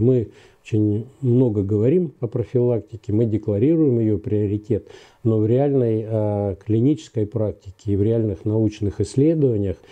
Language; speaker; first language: Russian; native; Russian